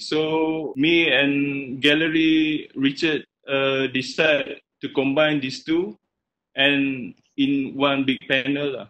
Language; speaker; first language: English; non-native, local second language; Malay